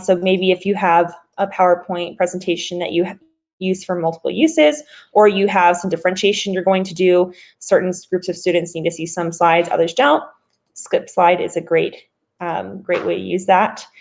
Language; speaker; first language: English; native; English